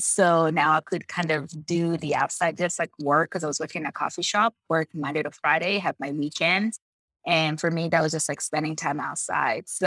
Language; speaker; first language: English; non-native, fluent; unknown